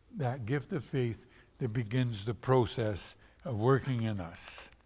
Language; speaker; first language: English; non-native, fluent; Portuguese